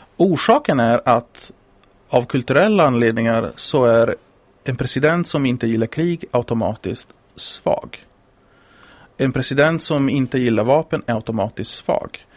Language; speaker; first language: Swedish; non-native, fluent; Italian